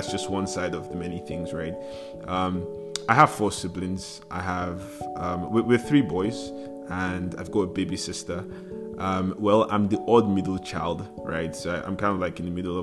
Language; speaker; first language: English; non-native, local second language; Yoruba